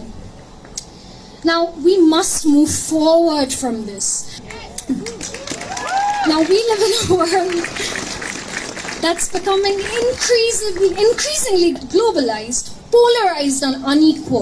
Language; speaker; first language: English; non-native, local second language; Bangla